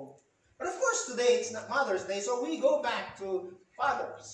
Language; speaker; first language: English; non-native, local second language; Filipino